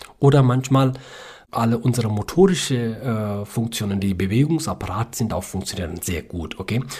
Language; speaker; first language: German; non-native, learner; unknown